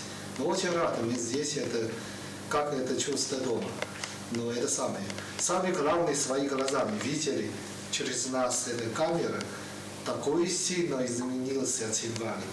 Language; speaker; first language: Russian; non-native, learner; Chinese